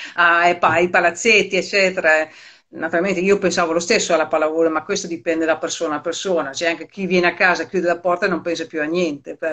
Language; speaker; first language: Italian; non-native, fluent; Dutch